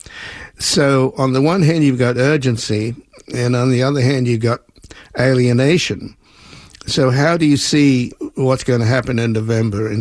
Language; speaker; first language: English; native; English